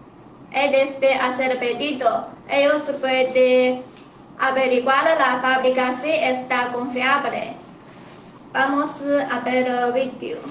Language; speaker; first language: Spanish; non-native, learner; Chinese